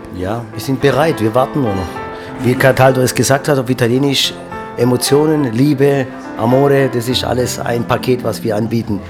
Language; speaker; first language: German; non-native, fluent; Italian